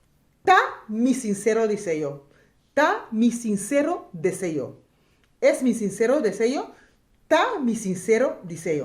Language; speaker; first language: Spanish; non-native, local second language; Papiamento